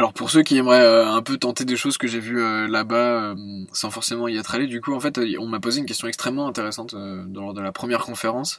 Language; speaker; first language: French; native; French